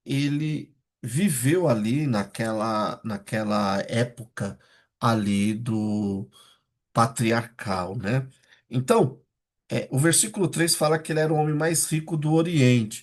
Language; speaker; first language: Portuguese; native; Portuguese